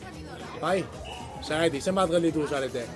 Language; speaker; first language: Basque; non-native, local second language; Spanish